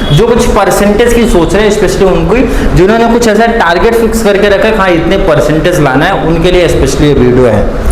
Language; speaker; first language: Hindi; native; Hindi